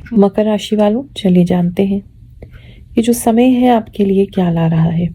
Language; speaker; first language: Hindi; native; Hindi